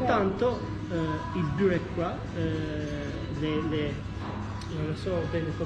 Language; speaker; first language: Italian; non-native, fluent; Albanian